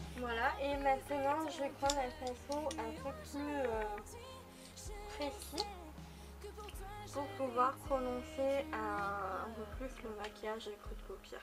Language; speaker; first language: French; native; French